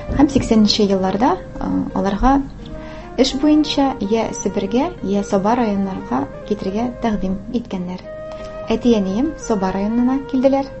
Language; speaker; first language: Tatar; non-native, local second language; Russian